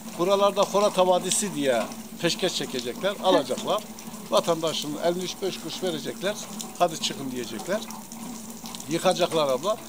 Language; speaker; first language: Turkish; native; Turkish